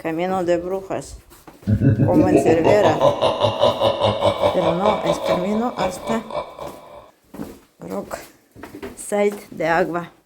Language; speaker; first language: Spanish; non-native, fluent; Russian